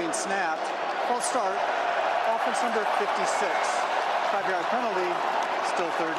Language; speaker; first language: English; native; English